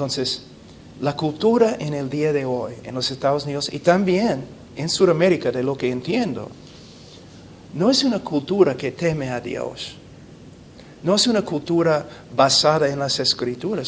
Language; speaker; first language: Spanish; non-native, fluent; English